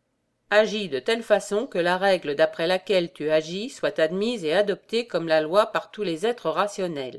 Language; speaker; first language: French; native; French